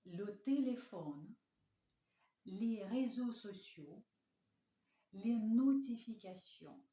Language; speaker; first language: French; non-native, fluent; Russian